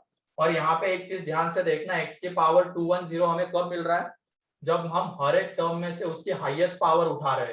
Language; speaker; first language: Hindi; native; Hindi